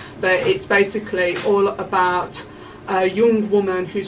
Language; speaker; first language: English; native; English